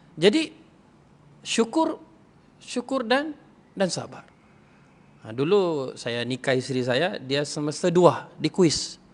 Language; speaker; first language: Malay; non-native, local second language; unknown